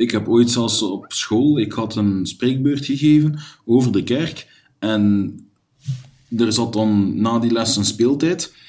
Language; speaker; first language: Dutch; native; Dutch